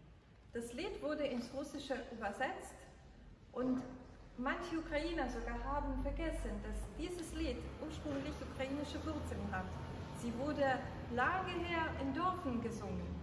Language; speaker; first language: German; non-native, fluent; Ukrainian